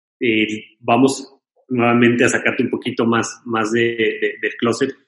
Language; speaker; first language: Spanish; native; Spanish